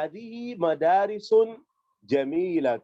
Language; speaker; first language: Arabic; non-native, fluent; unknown